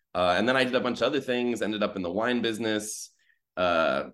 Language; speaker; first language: English; native; English